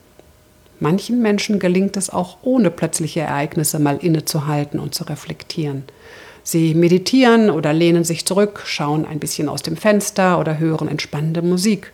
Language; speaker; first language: German; native; German